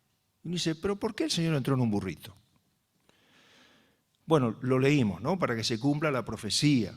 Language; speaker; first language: Spanish; native; Spanish